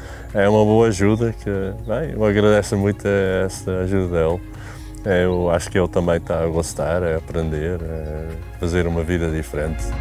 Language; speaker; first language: Portuguese; non-native, fluent; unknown